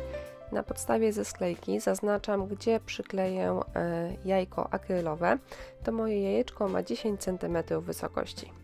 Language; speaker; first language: Polish; native; Polish